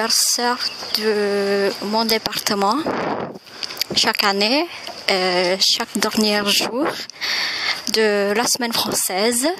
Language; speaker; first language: French; non-native, fluent; Indonesian